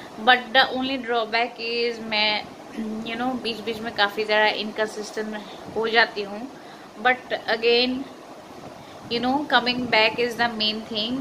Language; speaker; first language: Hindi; non-native, local second language; Assamese